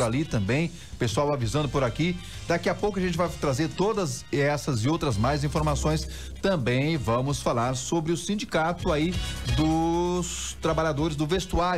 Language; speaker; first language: Portuguese; native; Portuguese